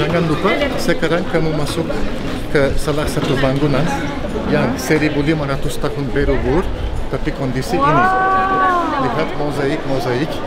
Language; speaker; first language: Indonesian; non-native, fluent; Turkish